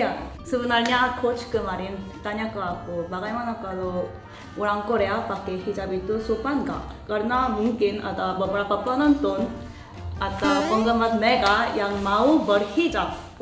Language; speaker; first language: Indonesian; non-native, fluent; Korean